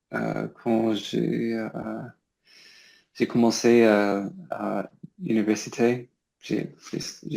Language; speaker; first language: French; non-native, learner; English